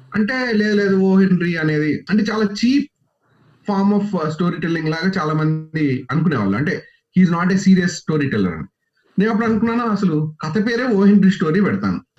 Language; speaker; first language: Telugu; native; Telugu